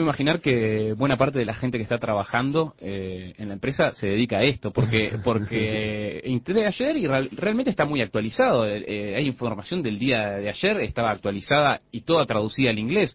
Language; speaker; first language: Spanish; native; Spanish